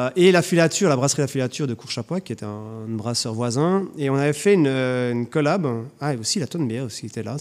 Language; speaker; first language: French; native; French